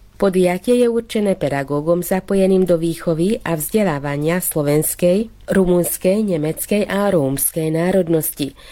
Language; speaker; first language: Slovak; early bilingual, heritage; Slovak